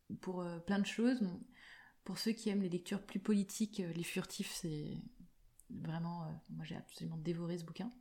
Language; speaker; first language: French; native; French